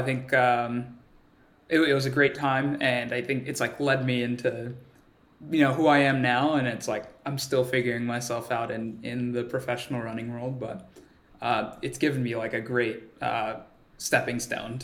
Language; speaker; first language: English; early bilingual, other home language; Swahili